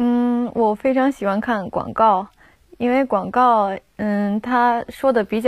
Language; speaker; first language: Chinese; non-native, fluent; Japanese